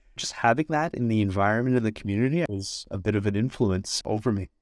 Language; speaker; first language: English; native; English